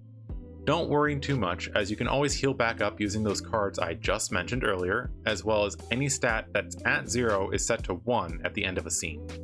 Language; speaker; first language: English; native; English